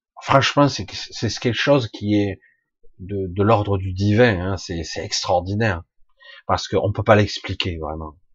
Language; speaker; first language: French; native; French